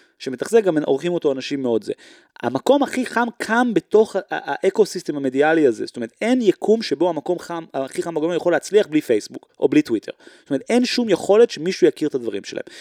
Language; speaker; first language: Hebrew; native; Hebrew